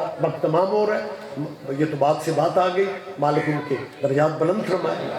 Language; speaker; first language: Urdu; non-native, local second language; Punjabi